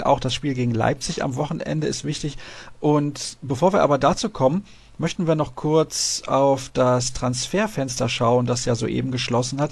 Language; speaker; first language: German; native; German